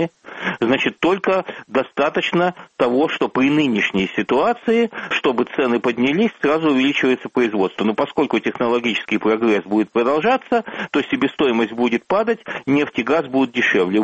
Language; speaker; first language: Russian; native; Russian